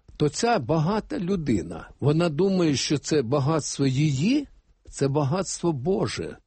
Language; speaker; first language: Ukrainian; native; Ukrainian